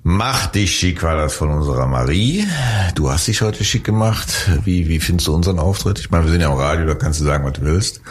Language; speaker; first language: German; native; German